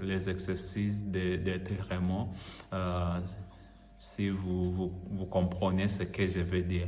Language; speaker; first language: French; non-native, learner; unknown